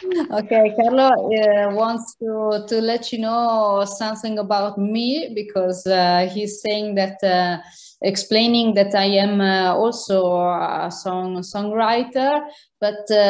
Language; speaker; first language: English; non-native, fluent; Italian